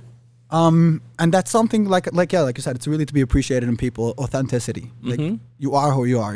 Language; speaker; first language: English; early bilingual, other home language; Yiddish